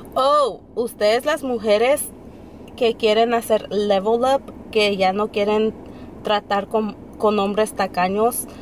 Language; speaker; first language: Spanish; early bilingual, heritage; Spanish